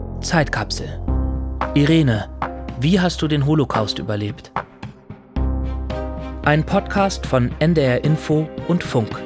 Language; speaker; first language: German; native; German